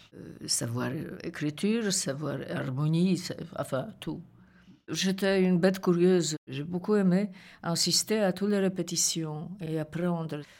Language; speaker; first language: French; non-native, fluent; Polish